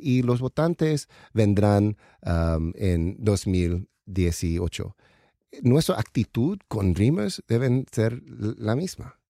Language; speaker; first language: Spanish; non-native, learner; English